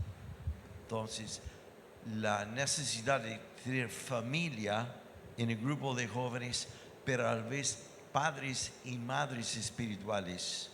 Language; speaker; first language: Spanish; non-native, fluent; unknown